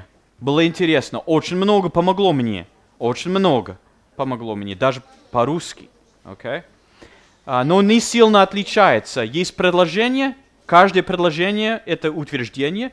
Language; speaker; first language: Russian; non-native, fluent; English